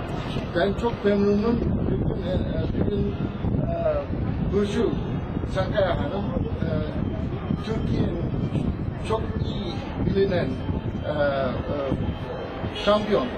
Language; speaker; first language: Turkish; non-native, learner; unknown